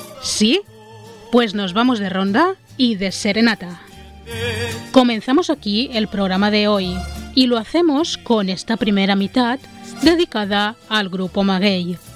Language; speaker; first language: Spanish; native; Spanish